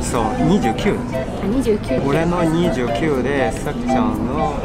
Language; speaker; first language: Japanese; non-native, fluent; Chinese